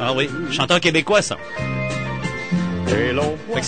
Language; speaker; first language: French; native; French